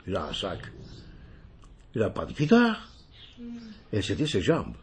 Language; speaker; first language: French; non-native, fluent; Italian